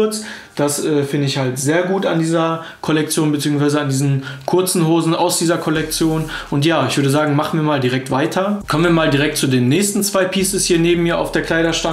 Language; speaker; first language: German; native; German